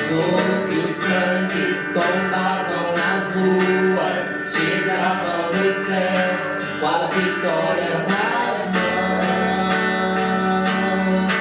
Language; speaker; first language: Portuguese; native; Portuguese